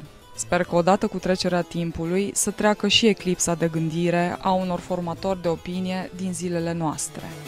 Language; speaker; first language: Romanian; native; Romanian